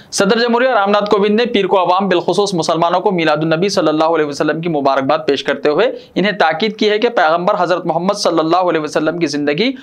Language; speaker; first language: Urdu; native; Urdu